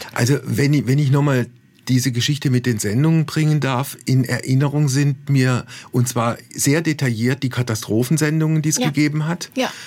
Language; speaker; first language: German; native; German